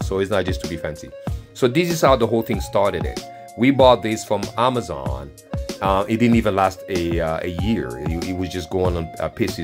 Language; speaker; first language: English; non-native, fluent; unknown